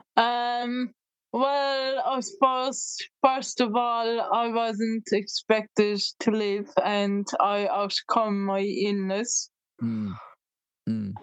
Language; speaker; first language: English; native; English